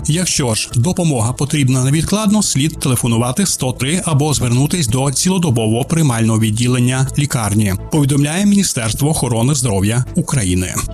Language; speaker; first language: Ukrainian; non-native, local second language; Hungarian